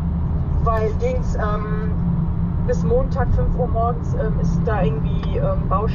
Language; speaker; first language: German; native; German